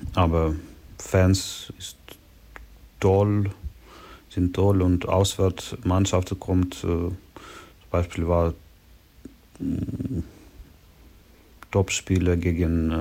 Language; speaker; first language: German; non-native, learner; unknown